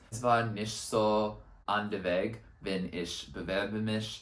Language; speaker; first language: German; non-native, learner; English